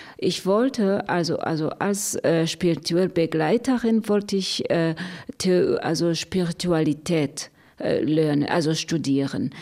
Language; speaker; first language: German; non-native, fluent; Rundi